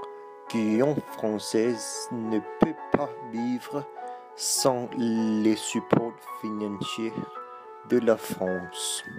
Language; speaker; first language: French; non-native, learner; Danish